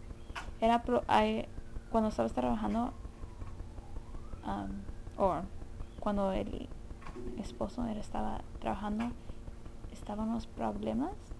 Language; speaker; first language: Spanish; early bilingual, heritage; Spanish